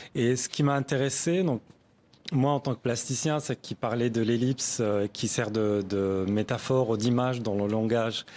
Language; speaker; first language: French; non-native, local second language; Arabic